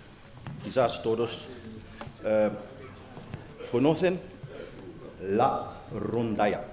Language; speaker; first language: Spanish; non-native, fluent; Dutch